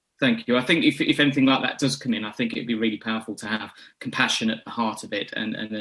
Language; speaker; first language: English; native; English